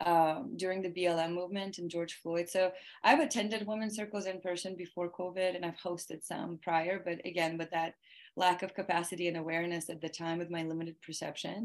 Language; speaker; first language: English; early bilingual, other home language; Russian